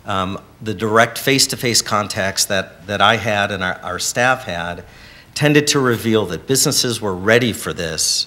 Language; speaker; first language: English; native; English